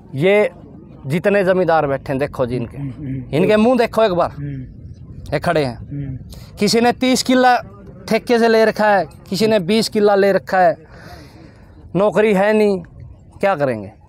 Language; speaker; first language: Hindi; native; Hindi